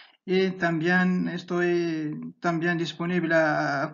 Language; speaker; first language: Spanish; non-native, fluent; Arabic